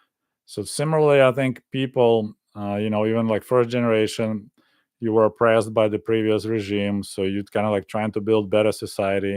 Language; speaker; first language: English; non-native, fluent; Russian